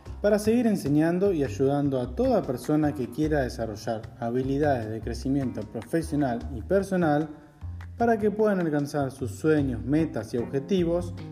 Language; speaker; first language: Spanish; native; Spanish